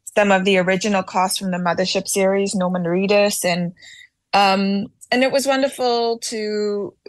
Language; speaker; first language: English; native; English